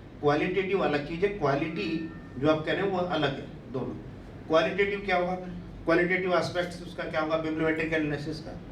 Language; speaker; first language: Hindi; native; Hindi